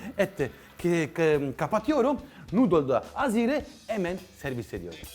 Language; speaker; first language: Turkish; non-native, learner; Italian